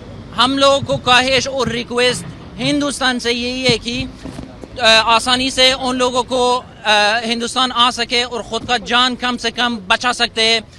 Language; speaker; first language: Hindi; non-native, fluent; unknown